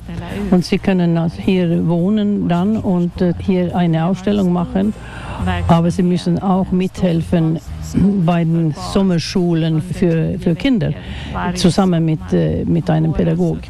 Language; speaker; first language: German; non-native, fluent; Swedish